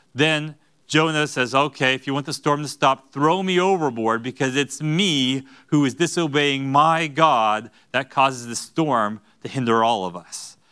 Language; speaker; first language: English; native; English